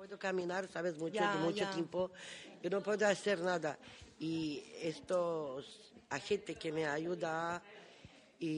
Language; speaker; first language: Spanish; non-native, learner; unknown